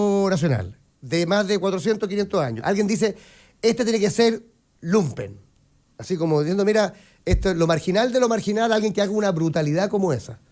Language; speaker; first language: Spanish; native; Spanish